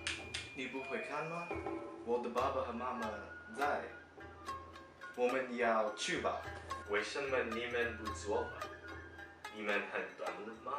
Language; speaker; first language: Chinese; non-native, learner; English